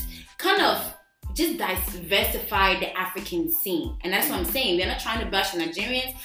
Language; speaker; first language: English; non-native, local second language; Akan